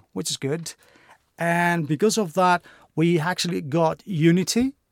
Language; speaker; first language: English; non-native, fluent; Greek